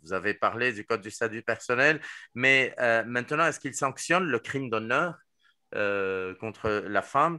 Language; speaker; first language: French; non-native, fluent; Spanish